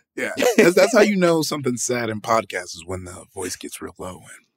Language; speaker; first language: English; early bilingual, other home language; Yoruba